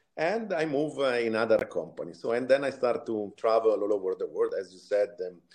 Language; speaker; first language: English; non-native, fluent; Italian